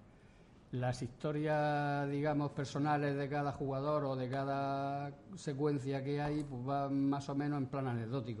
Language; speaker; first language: Spanish; native; Spanish